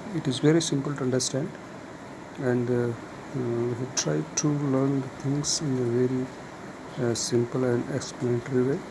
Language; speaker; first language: English; non-native, local second language; Hindi